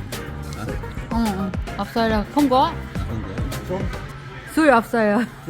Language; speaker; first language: Korean; non-native, learner; Vietnamese